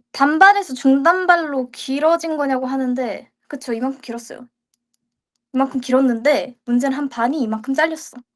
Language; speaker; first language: Korean; native; Korean